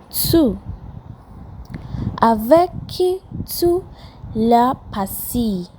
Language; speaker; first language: French; non-native, fluent; English